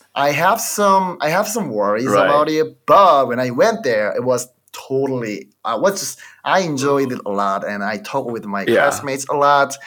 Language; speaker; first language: English; non-native, fluent; Korean